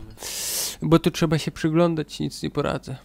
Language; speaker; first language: Polish; native; Polish